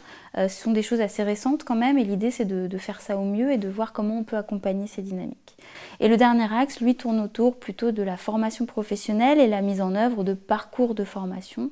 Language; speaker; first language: French; native; French